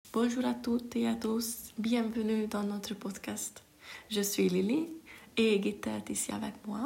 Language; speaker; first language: French; non-native, fluent; Hungarian